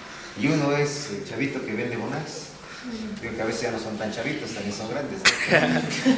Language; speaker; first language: Spanish; native; Spanish